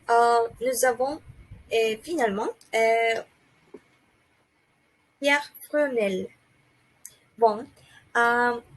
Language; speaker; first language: French; non-native, learner; Spanish